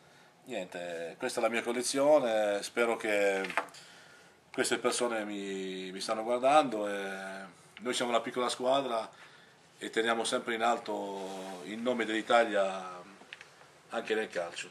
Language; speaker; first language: Italian; early bilingual, heritage; French